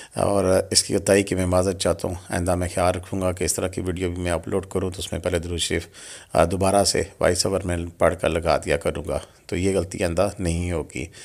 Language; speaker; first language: Urdu; non-native, local second language; Pahari-Potwari